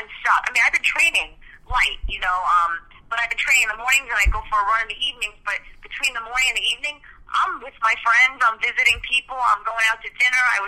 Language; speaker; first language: English; early bilingual, other home language; Spanish